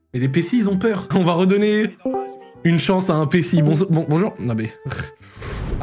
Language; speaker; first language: French; native; French